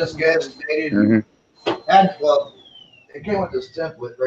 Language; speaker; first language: English; native; English